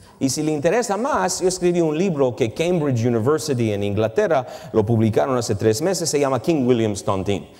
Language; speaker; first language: Spanish; early bilingual, heritage; Spanish